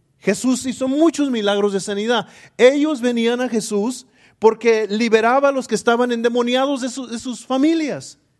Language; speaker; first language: Spanish; early bilingual, heritage; English